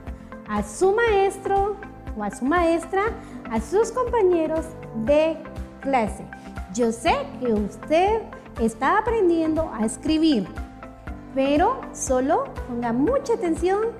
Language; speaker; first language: Spanish; non-native, local second language; Kʼicheʼ